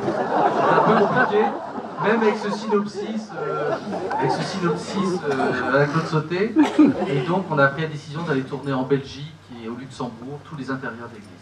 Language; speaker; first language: French; native; French